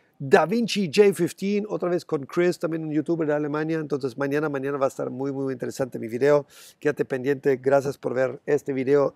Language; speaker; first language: Spanish; non-native, fluent; German